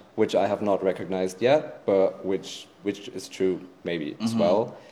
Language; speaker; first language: English; non-native, fluent; German